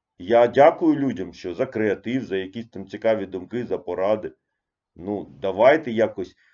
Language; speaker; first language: Ukrainian; non-native, local second language; Russian